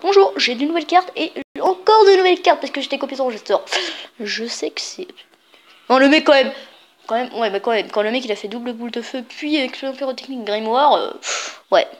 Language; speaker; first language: French; native; French